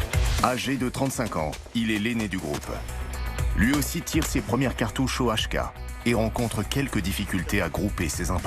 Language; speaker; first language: French; native; French